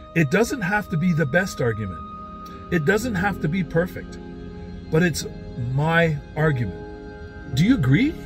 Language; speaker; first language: English; native; English